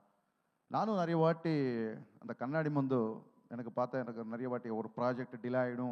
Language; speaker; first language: Tamil; non-native, learner; Telugu